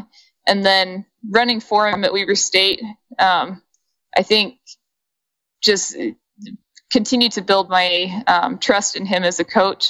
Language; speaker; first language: English; native; English